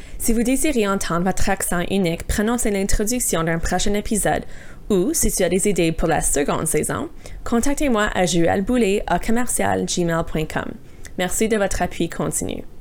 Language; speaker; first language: French; native; French